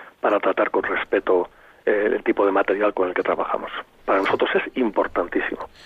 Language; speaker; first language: Spanish; native; Spanish